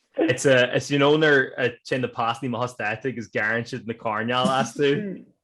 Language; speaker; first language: Irish; non-native, local second language; English